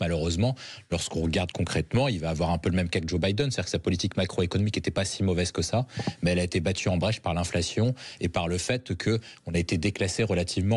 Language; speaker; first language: French; native; French